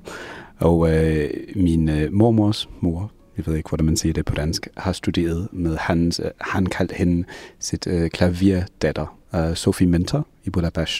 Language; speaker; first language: Danish; non-native, fluent; English